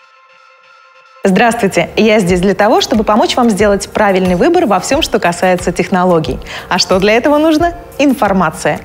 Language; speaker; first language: Russian; native; Russian